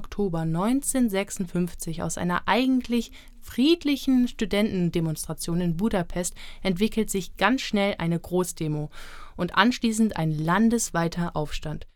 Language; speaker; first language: German; native; German